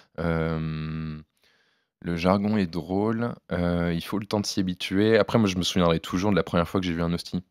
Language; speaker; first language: French; native; French